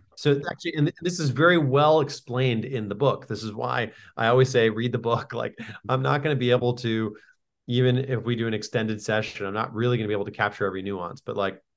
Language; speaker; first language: English; native; English